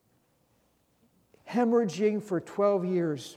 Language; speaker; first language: English; native; English